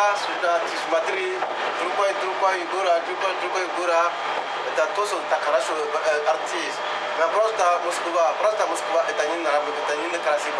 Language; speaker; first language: Russian; non-native, learner; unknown